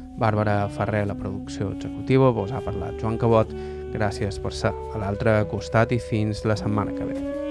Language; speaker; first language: Catalan; native; Catalan